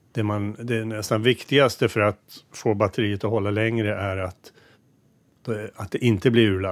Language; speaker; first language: Swedish; native; Swedish